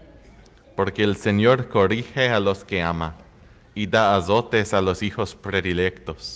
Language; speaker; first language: Spanish; non-native, fluent; English